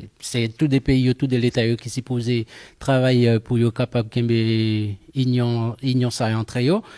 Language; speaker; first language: Haitian Creole; non-native, fluent; Spanish